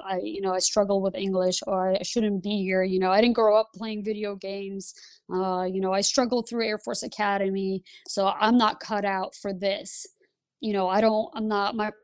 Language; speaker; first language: English; early bilingual, other home language; Lithuanian